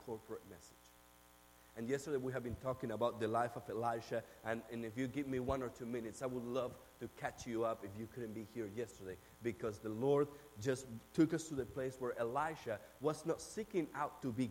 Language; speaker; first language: English; non-native, fluent; Spanish